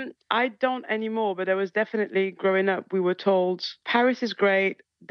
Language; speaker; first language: English; non-native, fluent; French